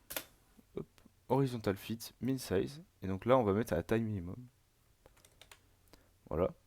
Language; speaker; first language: French; native; French